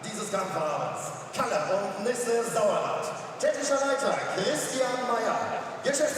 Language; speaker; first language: German; native; German